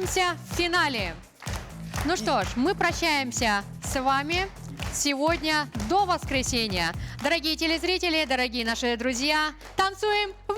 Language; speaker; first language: Russian; native; Russian